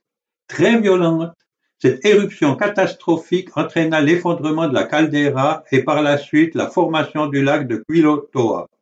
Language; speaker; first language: French; native; French